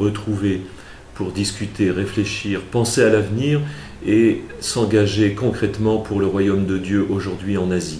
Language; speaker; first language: French; native; French